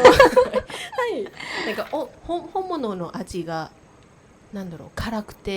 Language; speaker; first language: Japanese; non-native, learner; Thai